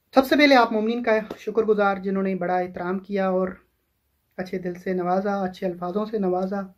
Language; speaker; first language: Urdu; non-native, local second language; Sindhi